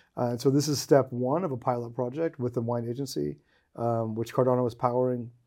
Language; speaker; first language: English; native; English